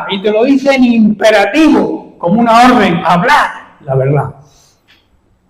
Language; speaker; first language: Spanish; native; Spanish